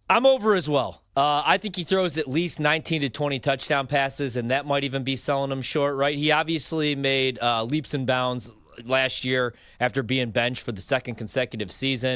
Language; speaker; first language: English; native; English